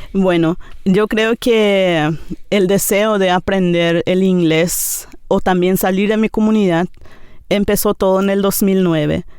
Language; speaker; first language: Spanish; non-native, local second language; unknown